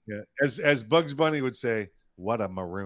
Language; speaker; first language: English; native; English